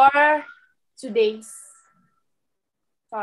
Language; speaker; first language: English; non-native, local second language; Indonesian